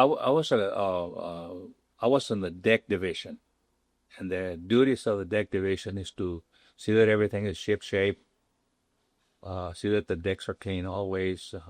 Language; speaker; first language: English; non-native, local second language; Spanish